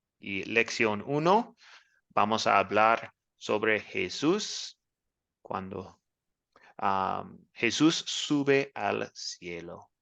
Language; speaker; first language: Spanish; non-native, learner; English